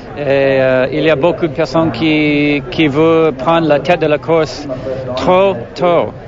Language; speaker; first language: French; non-native, learner; English